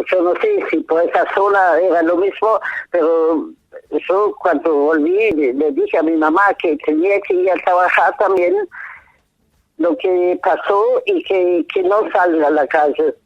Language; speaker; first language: Spanish; non-native, fluent; German